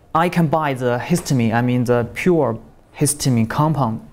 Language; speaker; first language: English; non-native, learner; Chinese